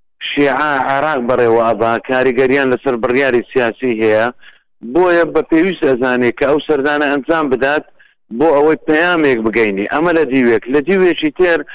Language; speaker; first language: Central Kurdish; native; Central Kurdish